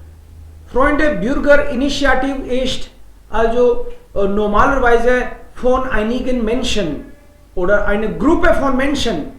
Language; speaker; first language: German; non-native, fluent; Hindi